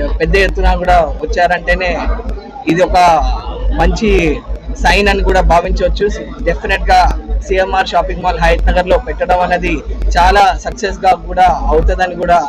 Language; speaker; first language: Telugu; native; Telugu